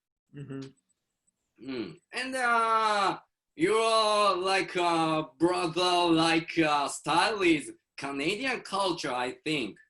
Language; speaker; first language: English; non-native, learner; Japanese